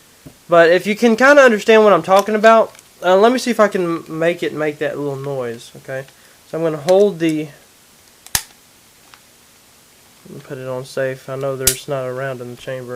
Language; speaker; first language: English; native; English